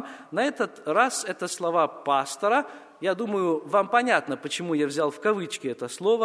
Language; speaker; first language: Russian; native; Russian